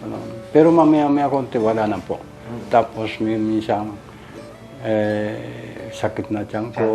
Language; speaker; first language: Filipino; non-native, learner; Japanese